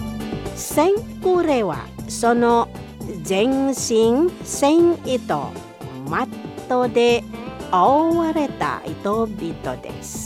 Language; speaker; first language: Japanese; non-native, fluent; Indonesian